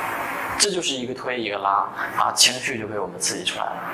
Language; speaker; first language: Chinese; native; Chinese